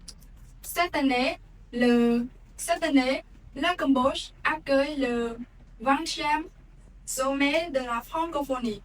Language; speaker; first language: French; non-native, learner; Khmer